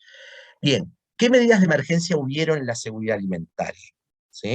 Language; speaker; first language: Spanish; native; Spanish